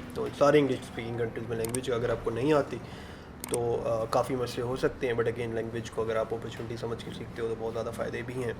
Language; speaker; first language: Urdu; native; Urdu